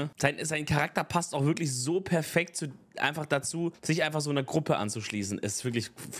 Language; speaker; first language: German; native; German